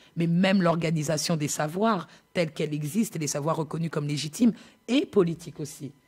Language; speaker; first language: French; native; French